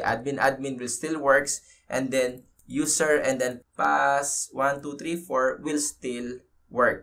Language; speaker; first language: English; non-native, local second language; Filipino